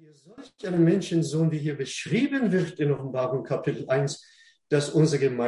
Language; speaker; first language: German; non-native, fluent; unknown